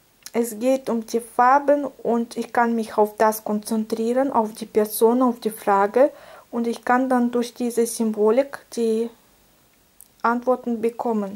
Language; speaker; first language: German; non-native, fluent; Russian